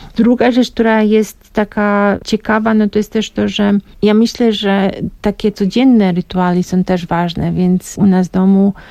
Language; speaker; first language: Polish; non-native, fluent; Serbian